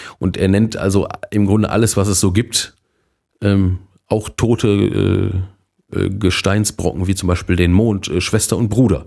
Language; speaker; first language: German; native; German